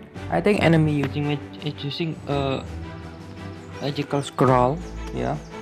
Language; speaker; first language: English; non-native, learner; Indonesian